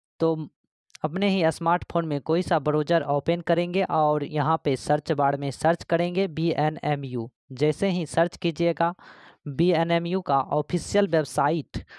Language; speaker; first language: Hindi; native; Hindi